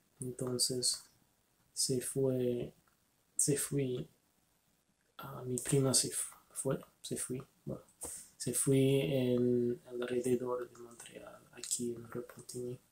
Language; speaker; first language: Spanish; non-native, learner; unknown